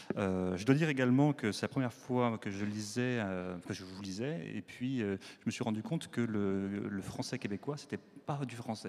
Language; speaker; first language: French; native; French